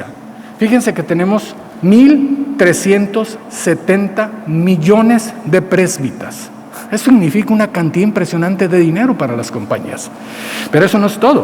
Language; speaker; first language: Spanish; native; Spanish